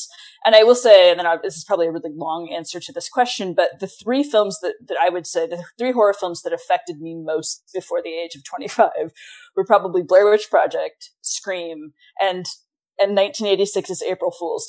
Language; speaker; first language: English; native; English